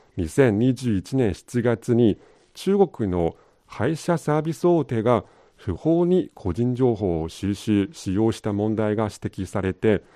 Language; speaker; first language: Japanese; non-native, fluent; Chinese